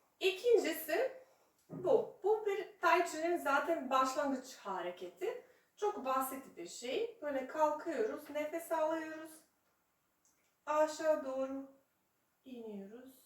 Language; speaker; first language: Turkish; non-native, fluent; Serbian